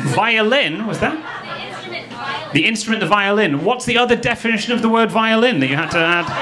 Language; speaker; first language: English; native; English